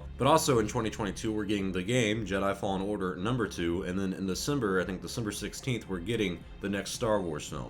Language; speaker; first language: English; native; English